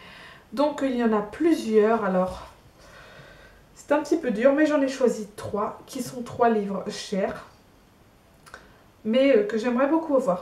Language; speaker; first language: French; native; French